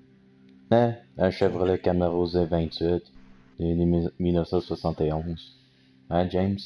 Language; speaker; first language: French; native; French